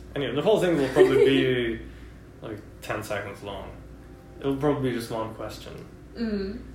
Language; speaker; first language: English; non-native, fluent; Russian